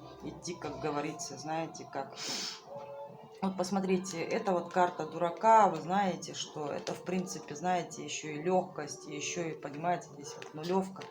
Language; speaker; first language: Russian; native; Russian